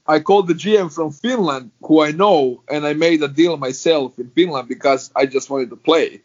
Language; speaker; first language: English; non-native, fluent; Croatian